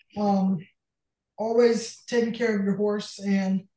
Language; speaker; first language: English; native; English